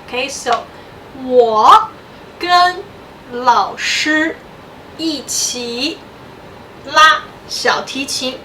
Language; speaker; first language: Chinese; non-native, fluent; English